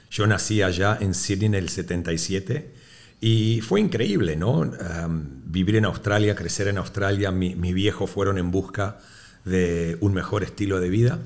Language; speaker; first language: Spanish; early bilingual, heritage; Spanish